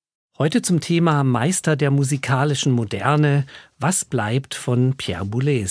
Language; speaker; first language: German; native; German